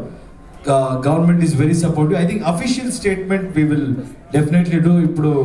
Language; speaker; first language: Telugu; non-native, learner; Kannada